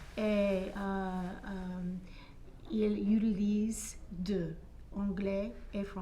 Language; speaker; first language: French; non-native, learner; English